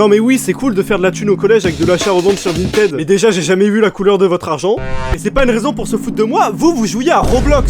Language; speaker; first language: French; native; French